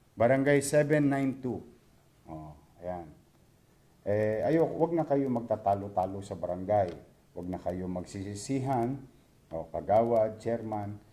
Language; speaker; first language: Filipino; native; Filipino